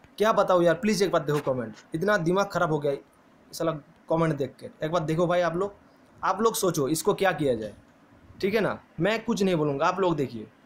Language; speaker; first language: Hindi; non-native, local second language; Bangla